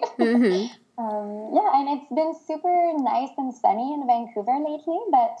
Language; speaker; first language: English; non-native, fluent; French